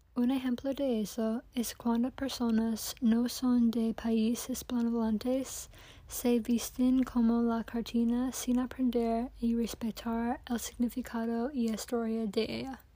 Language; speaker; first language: Spanish; non-native, learner; English